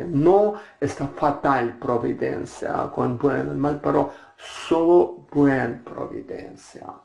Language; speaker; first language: Spanish; non-native, learner; Russian